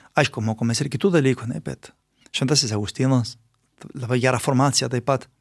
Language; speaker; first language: Lithuanian; non-native, fluent; Spanish